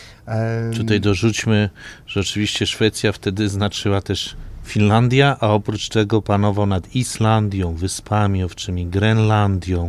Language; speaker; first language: Polish; native; Polish